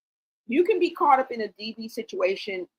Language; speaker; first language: English; native; English